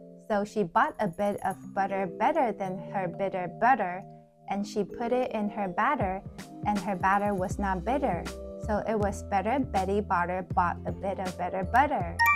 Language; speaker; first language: English; non-native, fluent; Chinese